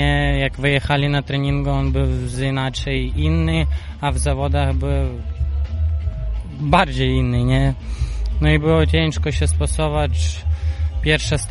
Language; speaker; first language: Polish; non-native, fluent; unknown